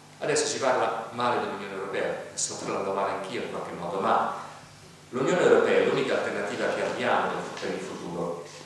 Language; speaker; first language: Italian; native; Italian